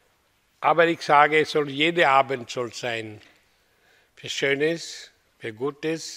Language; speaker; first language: German; non-native, learner; Hindi